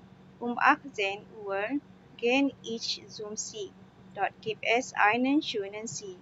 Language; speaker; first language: German; non-native, learner; Malay